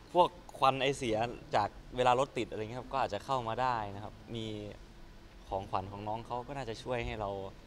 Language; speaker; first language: Thai; native; Thai